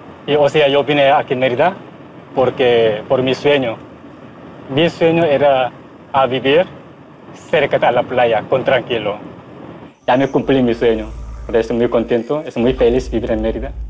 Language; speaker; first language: Spanish; non-native, learner; Korean